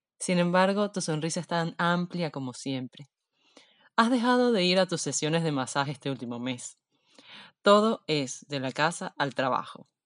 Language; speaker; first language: Spanish; native; Spanish